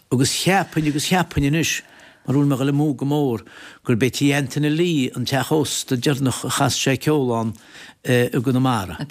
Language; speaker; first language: Irish; native; Irish